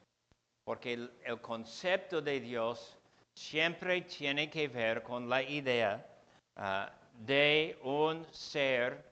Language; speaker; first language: Spanish; non-native, fluent; English